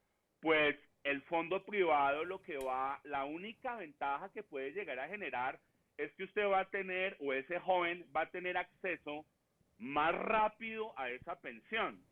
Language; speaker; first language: Spanish; native; Spanish